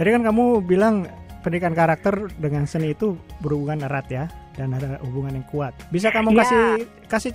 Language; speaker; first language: Indonesian; native; Indonesian